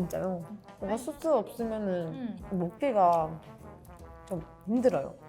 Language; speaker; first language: Korean; non-native, fluent; Portuguese